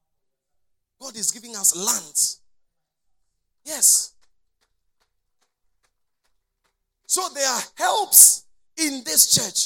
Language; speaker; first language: English; non-native, local second language; Akan